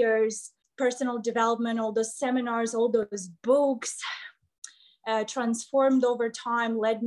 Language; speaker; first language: English; non-native, fluent; Ukrainian